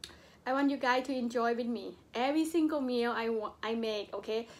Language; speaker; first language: English; non-native, local second language; Lao